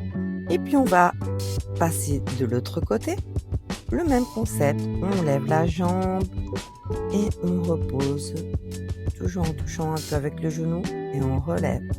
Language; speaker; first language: French; native; French